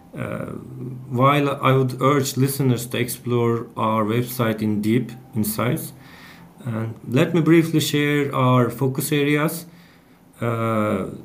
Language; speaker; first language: English; non-native, fluent; Turkish